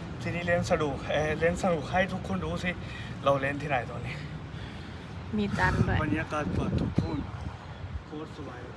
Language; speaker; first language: Thai; non-native, learner; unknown